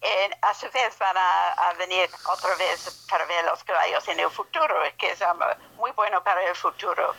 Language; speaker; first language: Spanish; non-native, fluent; English